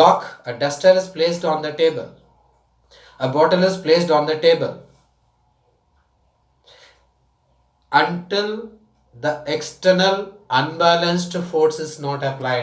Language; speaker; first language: English; non-native, local second language; Tamil